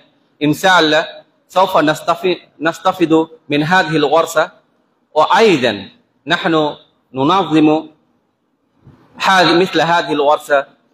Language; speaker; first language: Arabic; non-native, fluent; Bangla